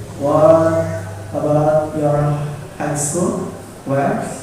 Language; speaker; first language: English; non-native, learner; Indonesian